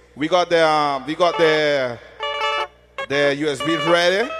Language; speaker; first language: English; native; English